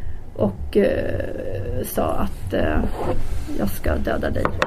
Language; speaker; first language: Swedish; early bilingual, other home language; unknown